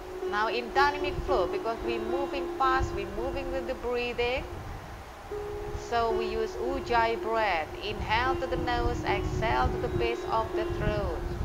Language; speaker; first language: English; non-native, fluent; Indonesian